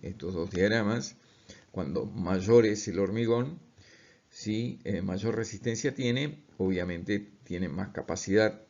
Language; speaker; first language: Spanish; native; Spanish